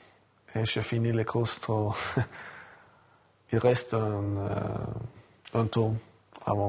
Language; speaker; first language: French; non-native, learner; Swedish